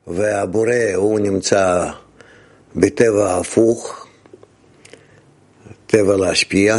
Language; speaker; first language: Hebrew; non-native, fluent; Russian